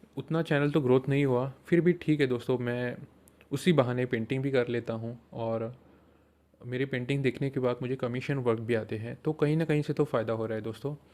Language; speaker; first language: Hindi; non-native, local second language; Marathi